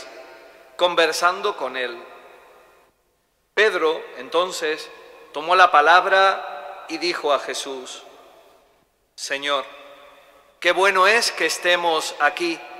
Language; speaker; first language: Spanish; native; Spanish